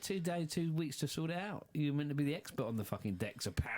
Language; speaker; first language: English; native; English